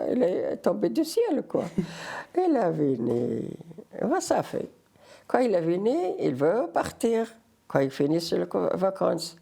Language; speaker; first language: French; non-native, learner; Riffian